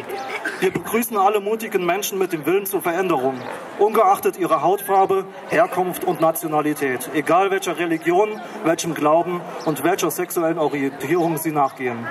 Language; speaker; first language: German; native; German